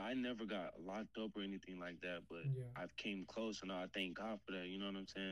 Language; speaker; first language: English; native; English